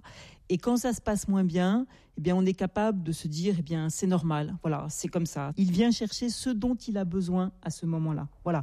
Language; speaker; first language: French; native; French